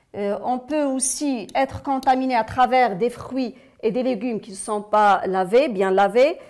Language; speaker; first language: French; non-native, local second language; Arabic